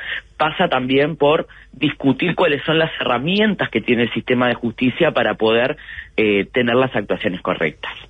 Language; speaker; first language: Spanish; native; Spanish